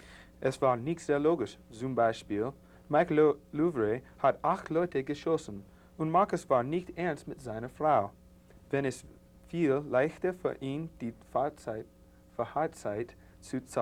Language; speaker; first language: German; non-native, learner; English